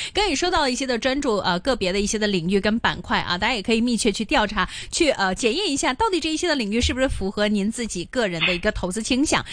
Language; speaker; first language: Chinese; non-native, local second language; Cantonese